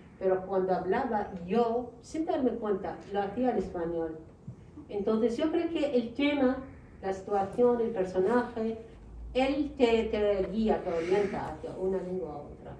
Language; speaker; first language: Spanish; non-native, fluent; Arabic